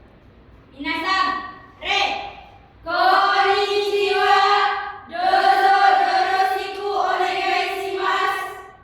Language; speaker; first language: Japanese; non-native, learner; Indonesian